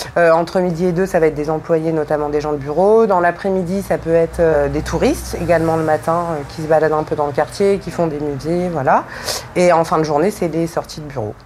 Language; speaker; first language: French; native; French